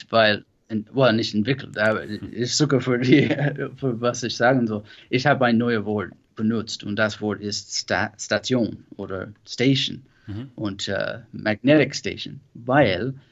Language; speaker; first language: German; non-native, learner; English